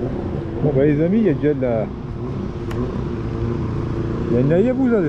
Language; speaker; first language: French; native; French